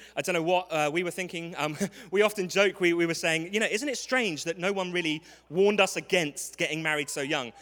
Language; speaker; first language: English; native; English